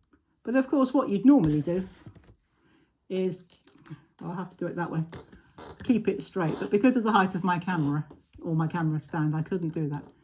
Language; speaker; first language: English; native; English